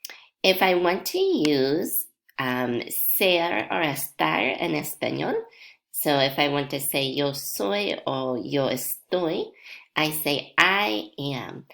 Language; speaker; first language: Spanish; non-native, fluent; English